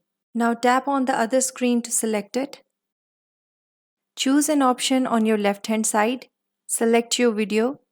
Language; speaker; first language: English; non-native, local second language; Hindi